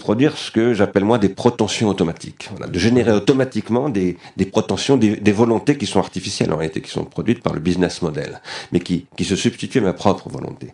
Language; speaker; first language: French; native; French